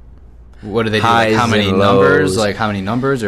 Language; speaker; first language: English; native; English